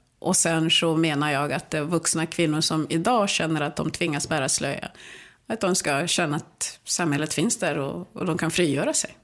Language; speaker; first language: Swedish; early bilingual, other home language; Swahili